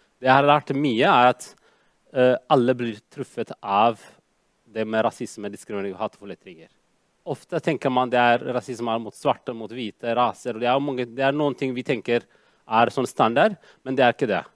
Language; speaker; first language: Norwegian; non-native, fluent; Amharic